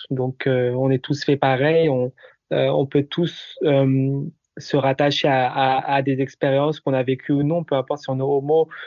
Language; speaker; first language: French; early bilingual, other home language; Italian